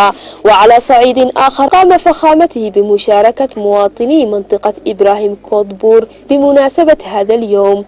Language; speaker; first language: Arabic; non-native, local second language; Somali